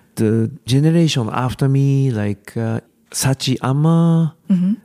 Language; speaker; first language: English; non-native, learner; Japanese